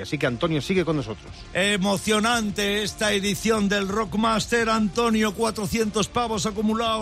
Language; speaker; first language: Spanish; native; Spanish